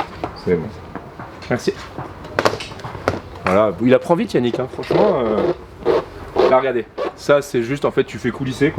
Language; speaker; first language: French; native; French